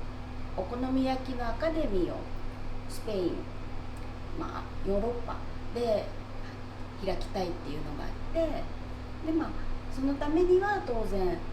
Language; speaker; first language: Japanese; native; Japanese